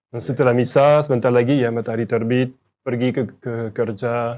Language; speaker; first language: Indonesian; non-native, learner; French